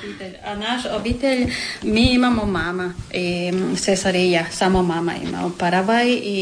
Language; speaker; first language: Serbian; non-native, learner; Spanish